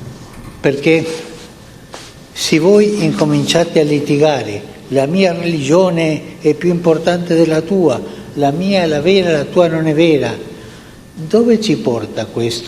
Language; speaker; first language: Italian; non-native, fluent; Spanish